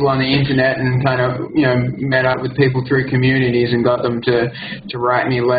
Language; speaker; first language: English; native; English